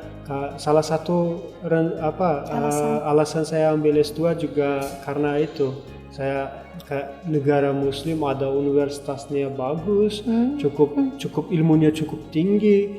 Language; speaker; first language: Indonesian; non-native, fluent; Turkmen